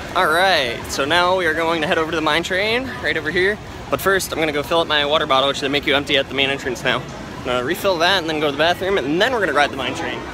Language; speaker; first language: English; native; English